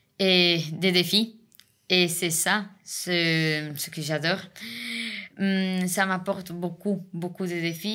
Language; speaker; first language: French; non-native, fluent; Spanish